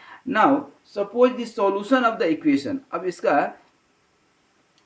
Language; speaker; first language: Hindi; native; Hindi